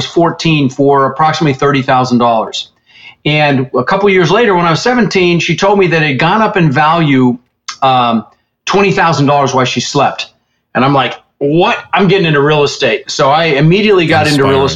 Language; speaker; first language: English; early bilingual, other home language; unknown